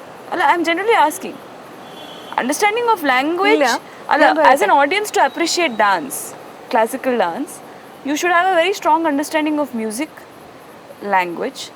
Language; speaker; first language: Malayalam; non-native, fluent; Tamil